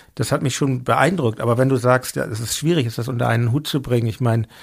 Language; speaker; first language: German; native; German